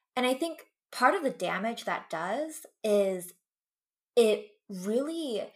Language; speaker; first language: English; native; English